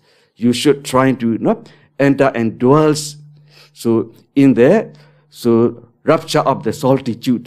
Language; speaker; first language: English; non-native, learner; Burmese